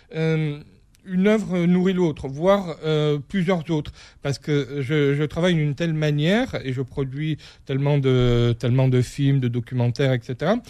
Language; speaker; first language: French; native; French